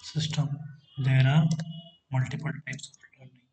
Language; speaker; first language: English; non-native, fluent; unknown